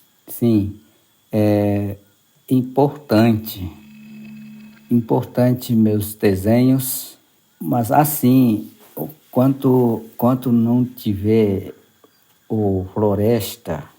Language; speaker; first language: Portuguese; non-native, local second language; Yanomámi